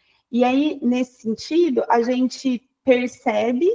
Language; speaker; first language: Portuguese; native; Portuguese